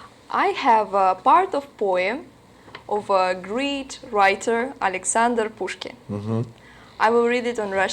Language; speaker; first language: English; non-native, learner; Russian